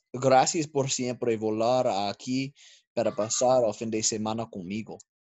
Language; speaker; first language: Spanish; non-native, learner; English